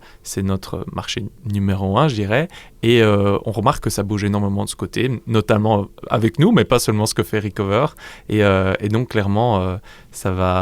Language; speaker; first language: French; native; French